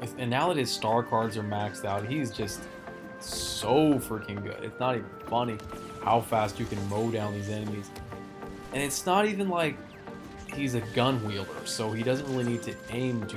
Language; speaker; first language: English; native; English